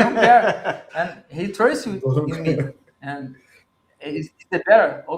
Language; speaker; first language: English; non-native, learner; Portuguese